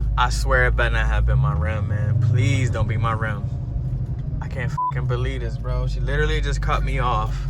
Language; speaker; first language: English; native; English